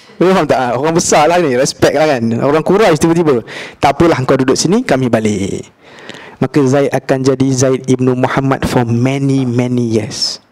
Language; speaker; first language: Malay; native; Malay